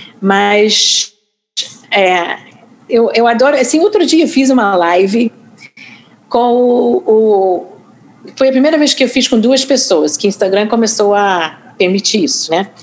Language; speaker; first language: Portuguese; non-native, fluent; English